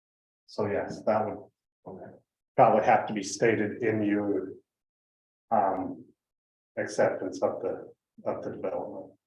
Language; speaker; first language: English; native; English